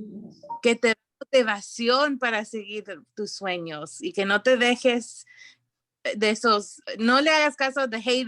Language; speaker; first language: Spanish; early bilingual, heritage; Spanish